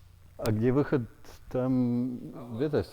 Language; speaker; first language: Russian; non-native, learner; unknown